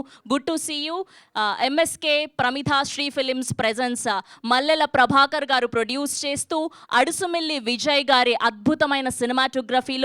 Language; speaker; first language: Telugu; native; Telugu